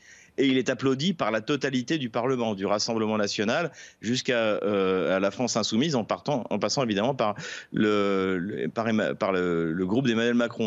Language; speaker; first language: French; native; French